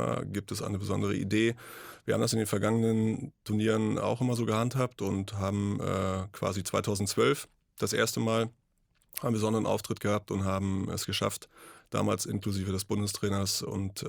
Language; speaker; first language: German; native; German